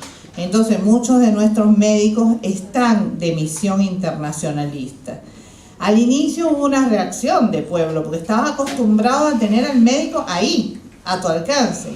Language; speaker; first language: Spanish; native; Spanish